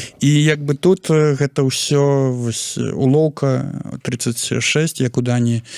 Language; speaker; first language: Belarusian; native; Belarusian